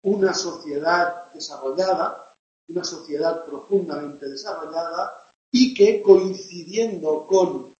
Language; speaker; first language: Spanish; non-native, local second language; Catalan